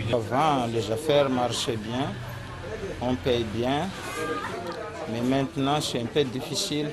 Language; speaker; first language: French; non-native, local second language; Malagasy